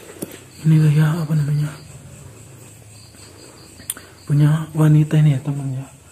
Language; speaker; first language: Indonesian; native; Indonesian